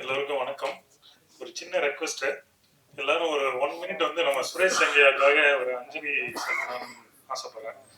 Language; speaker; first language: Tamil; native; Tamil